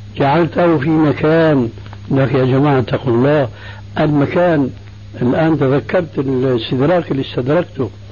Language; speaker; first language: Arabic; early bilingual, other home language; Albanian